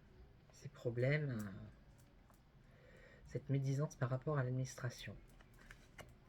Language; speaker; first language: French; native; French